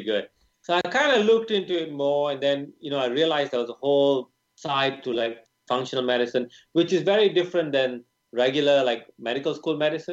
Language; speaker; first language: English; non-native, local second language; Tamil